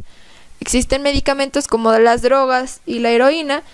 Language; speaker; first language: Spanish; native; Spanish